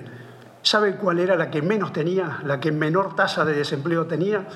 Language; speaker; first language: Spanish; native; Spanish